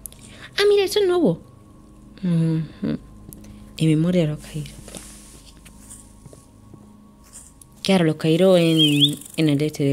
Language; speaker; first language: Spanish; native; Spanish